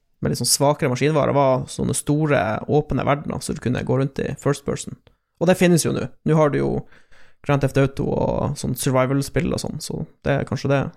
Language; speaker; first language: Norwegian; native; Norwegian